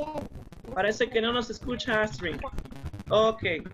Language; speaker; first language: Spanish; native; Spanish